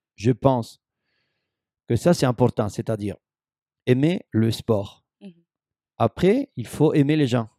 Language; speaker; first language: French; non-native, fluent; Spanish